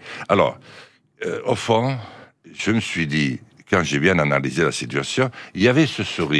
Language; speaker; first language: French; native; French